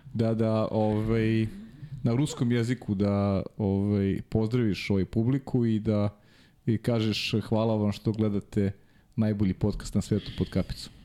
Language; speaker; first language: Serbian; native; Serbian